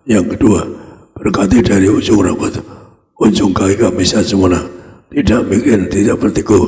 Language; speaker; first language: Indonesian; native; Indonesian